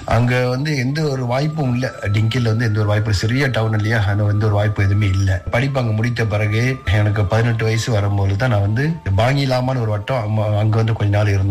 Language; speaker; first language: Tamil; early bilingual, heritage; Tamil